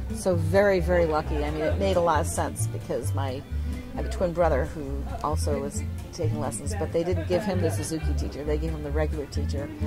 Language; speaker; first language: English; native; English